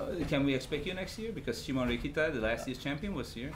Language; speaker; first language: English; non-native, fluent; Turkish